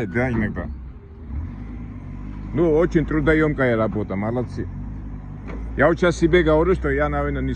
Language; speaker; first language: Russian; non-native, fluent; Georgian